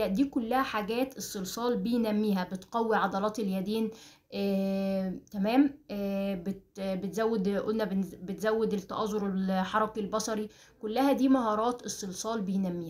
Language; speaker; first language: Arabic; native; Arabic